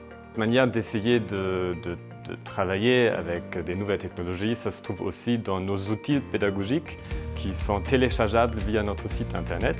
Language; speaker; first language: French; native; French